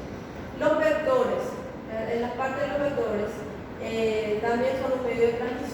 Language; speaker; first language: Spanish; native; Spanish